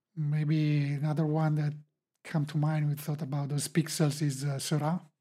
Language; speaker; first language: English; non-native, fluent; Italian